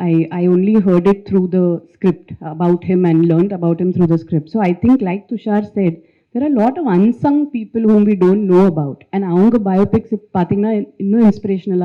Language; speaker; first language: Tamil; non-native, fluent; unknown